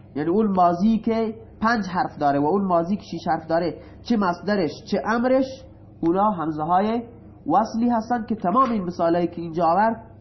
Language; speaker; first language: Persian; non-native, local second language; Baluchi